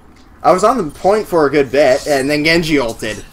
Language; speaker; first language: English; native; English